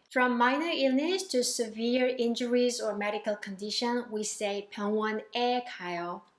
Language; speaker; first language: English; non-native, fluent; Korean